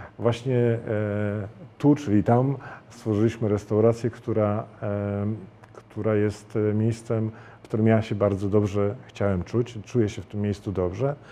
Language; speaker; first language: Polish; native; Polish